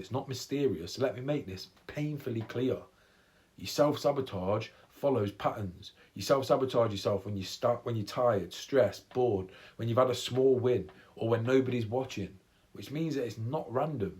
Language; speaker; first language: English; native; English